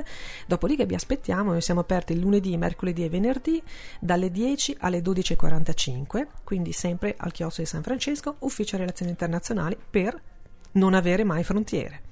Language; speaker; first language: Italian; native; Italian